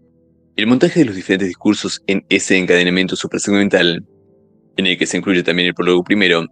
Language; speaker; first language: Spanish; native; Spanish